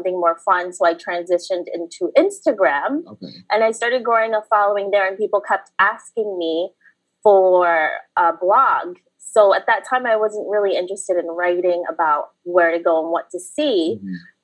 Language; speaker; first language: English; early bilingual, other home language; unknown